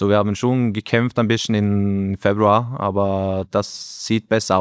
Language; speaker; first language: German; non-native, learner; Norwegian